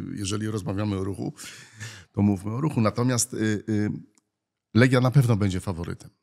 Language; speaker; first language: Polish; native; Polish